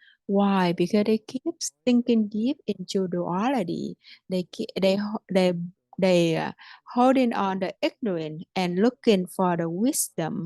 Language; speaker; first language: English; non-native, fluent; Vietnamese